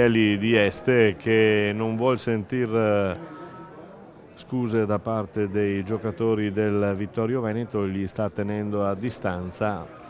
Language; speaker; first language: Italian; native; Italian